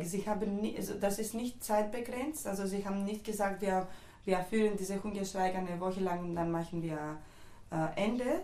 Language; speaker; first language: German; non-native, fluent; Greek